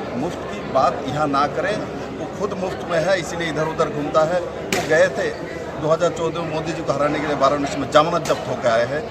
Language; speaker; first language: Hindi; non-native, local second language; Bangla